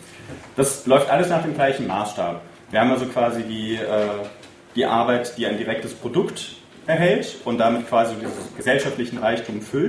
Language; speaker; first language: German; native; German